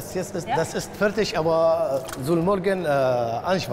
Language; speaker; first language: German; non-native, learner; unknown